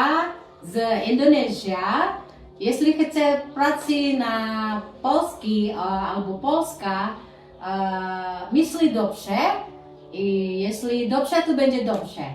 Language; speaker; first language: Polish; non-native, learner; Javanese